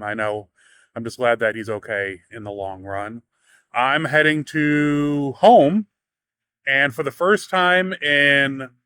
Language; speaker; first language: English; native; English